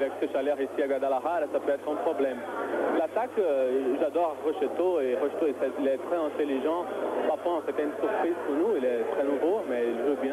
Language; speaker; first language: French; non-native, learner; Portuguese